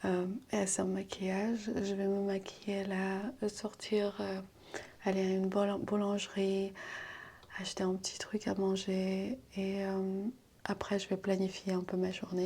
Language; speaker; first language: French; non-native, fluent; Armenian